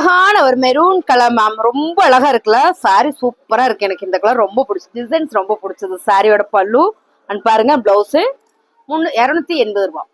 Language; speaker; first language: Tamil; native; Tamil